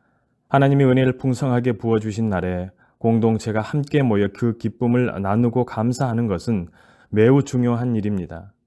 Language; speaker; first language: Korean; native; Korean